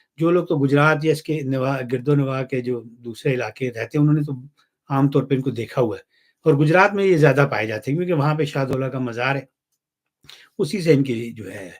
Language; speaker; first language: Urdu; non-native, local second language; Punjabi